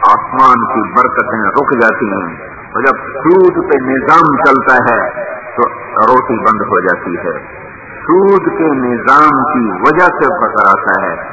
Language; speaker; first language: Urdu; non-native, local second language; Punjabi